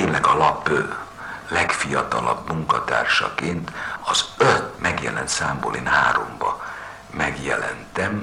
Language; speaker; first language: Hungarian; native; Hungarian